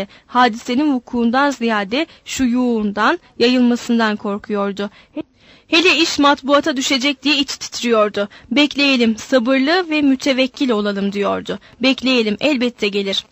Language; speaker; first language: Turkish; native; Turkish